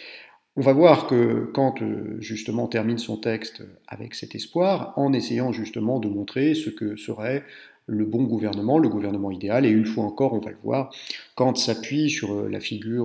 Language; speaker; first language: French; native; French